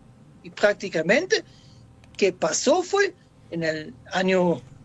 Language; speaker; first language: Spanish; non-native, fluent; German